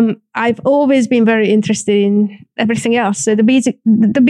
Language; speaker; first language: English; non-native, fluent; Hungarian